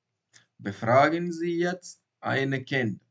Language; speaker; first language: German; non-native, learner; Baluchi